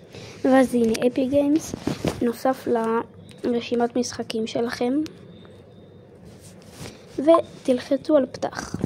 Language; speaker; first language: Hebrew; native; Hebrew